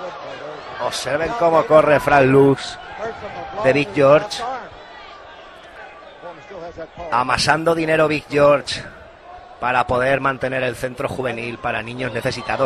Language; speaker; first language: Spanish; native; Spanish